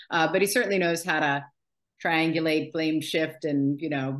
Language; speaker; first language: English; native; English